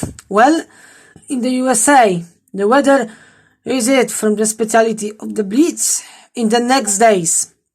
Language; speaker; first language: English; non-native, learner; Polish